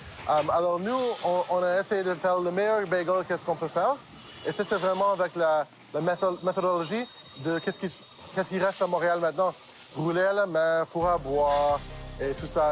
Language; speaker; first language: French; non-native, local second language; English